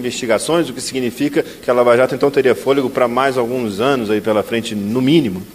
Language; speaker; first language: Portuguese; native; Portuguese